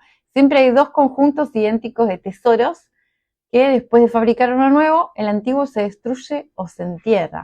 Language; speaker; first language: Spanish; native; Spanish